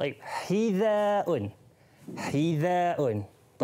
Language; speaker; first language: Arabic; non-native, fluent; Malay